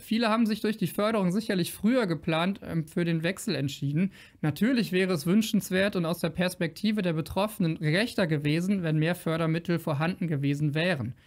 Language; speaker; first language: German; native; German